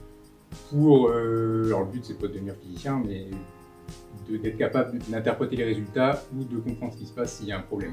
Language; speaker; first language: French; native; French